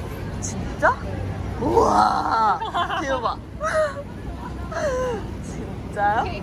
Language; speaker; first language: Korean; non-native, learner; Japanese